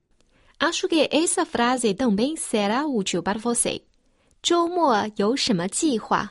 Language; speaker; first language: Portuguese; non-native, fluent; Chinese